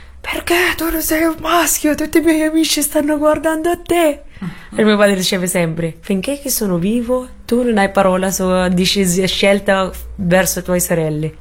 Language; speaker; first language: Italian; non-native, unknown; Arabic